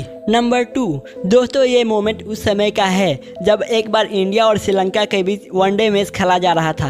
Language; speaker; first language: Hindi; native; Hindi